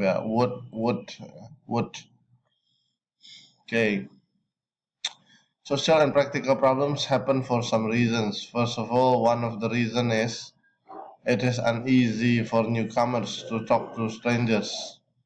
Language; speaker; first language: English; non-native, fluent; Indonesian